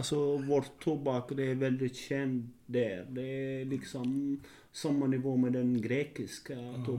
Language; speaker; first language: Swedish; non-native, fluent; Arabic